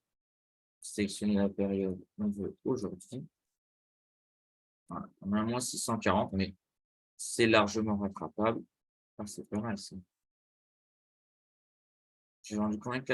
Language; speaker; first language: French; native; French